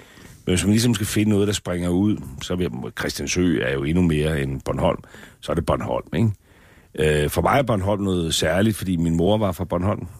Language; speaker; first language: Danish; native; Danish